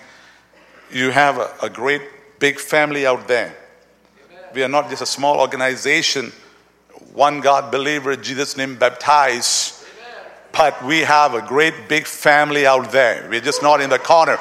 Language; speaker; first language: English; non-native, local second language; Tamil